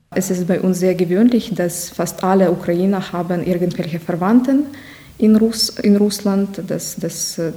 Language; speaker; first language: German; non-native, fluent; Ukrainian